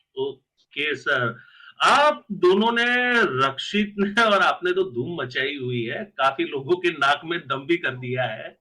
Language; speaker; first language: Hindi; non-native, local second language; Gujarati